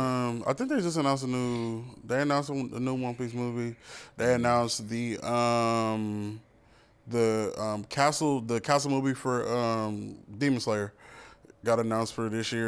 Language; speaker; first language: English; native; English